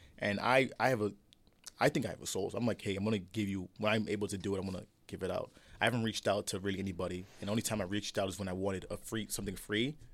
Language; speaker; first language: English; early bilingual, other home language; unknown